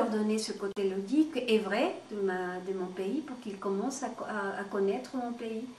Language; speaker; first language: French; non-native, fluent; Spanish